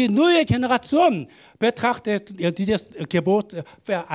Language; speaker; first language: German; non-native, learner; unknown